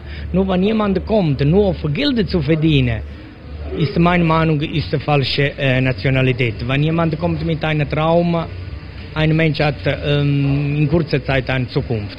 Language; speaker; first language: German; non-native, learner; Italian